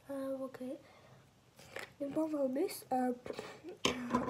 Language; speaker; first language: Finnish; early bilingual, other home language; Persian